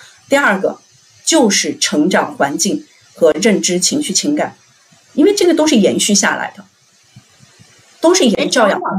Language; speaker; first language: Chinese; native; Chinese